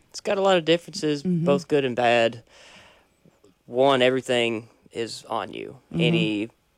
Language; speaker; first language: English; native; English